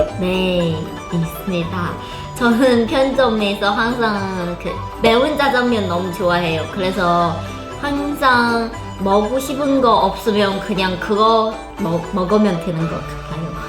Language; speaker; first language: Korean; non-native, learner; Chinese